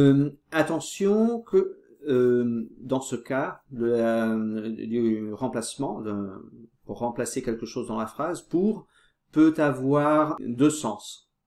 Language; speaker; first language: French; non-native, fluent; Portuguese